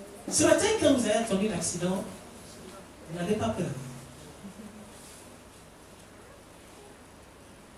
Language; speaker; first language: French; non-native, fluent; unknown